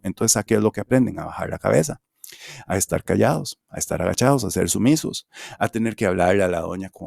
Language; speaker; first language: Spanish; native; Spanish